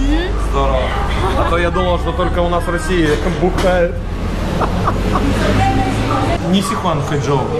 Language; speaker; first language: Russian; native; Russian